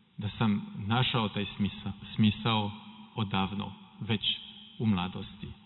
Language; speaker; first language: Serbian; non-native, fluent; French